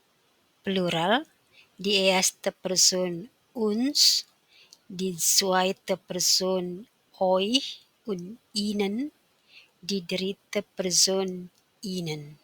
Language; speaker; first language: German; non-native, fluent; Indonesian